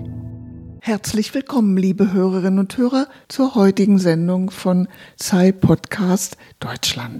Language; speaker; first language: German; native; German